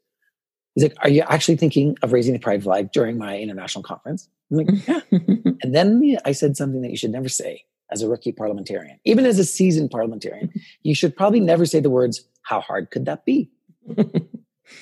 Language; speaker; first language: English; native; English